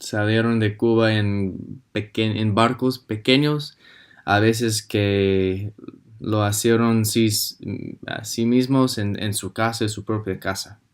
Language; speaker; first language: Spanish; non-native, fluent; English